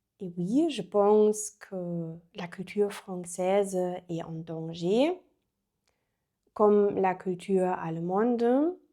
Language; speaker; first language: French; non-native, learner; German